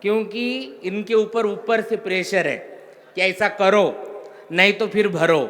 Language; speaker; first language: Hindi; non-native, local second language; Marathi